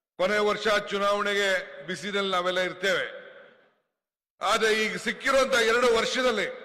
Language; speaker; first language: Kannada; native; Kannada